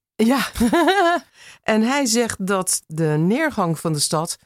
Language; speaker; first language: Dutch; non-native, fluent; English